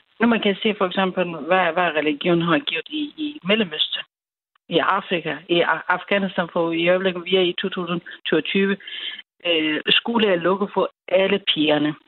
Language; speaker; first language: Danish; non-native, learner; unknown